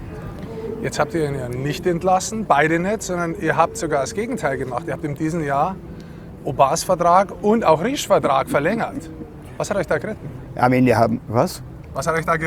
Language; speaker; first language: German; native; German